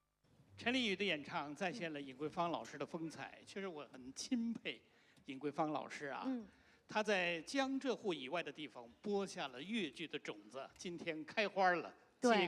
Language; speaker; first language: Chinese; native; Chinese